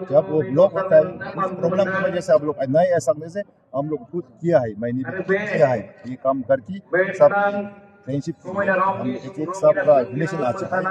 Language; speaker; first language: Hindi; non-native, learner; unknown